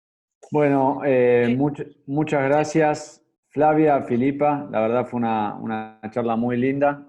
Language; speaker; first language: Spanish; native; Spanish